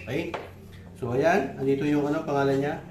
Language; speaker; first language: Filipino; native; Filipino